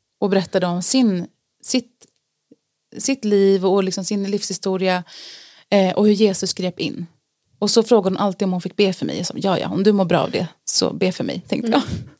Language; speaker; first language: Swedish; native; Swedish